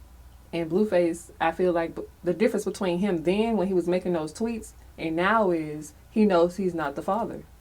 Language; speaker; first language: English; native; English